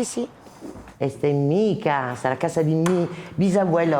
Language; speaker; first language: Spanish; non-native, learner; Italian